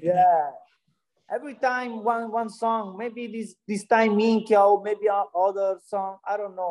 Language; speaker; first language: English; non-native, learner; Italian